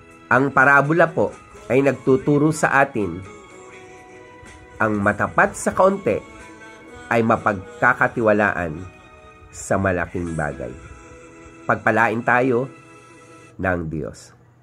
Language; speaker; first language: Filipino; native; Filipino